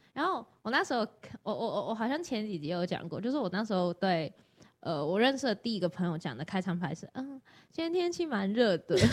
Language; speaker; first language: Chinese; non-native, local second language; Cantonese